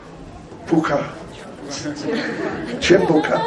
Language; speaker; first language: Russian; non-native, learner; English